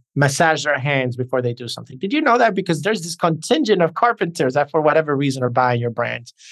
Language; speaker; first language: English; early bilingual, other home language; Spanish